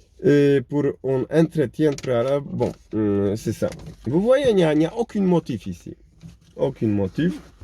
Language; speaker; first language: French; non-native, fluent; Polish